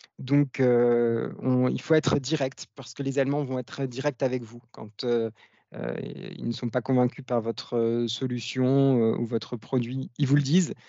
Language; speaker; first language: French; native; French